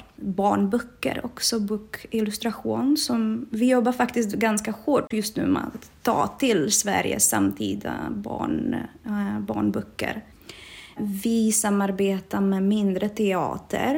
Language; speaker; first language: Swedish; non-native, fluent; Czech